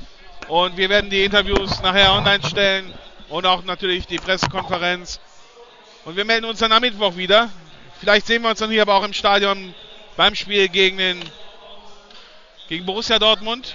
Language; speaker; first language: German; native; German